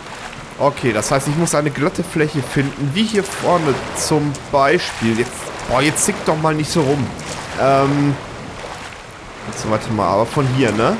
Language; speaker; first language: German; native; German